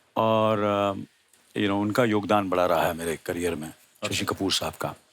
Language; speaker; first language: Hindi; native; Hindi